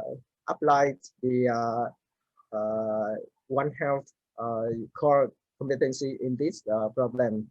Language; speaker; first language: English; non-native, learner; Vietnamese